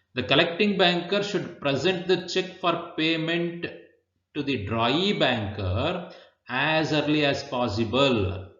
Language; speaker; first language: English; non-native, local second language; Kannada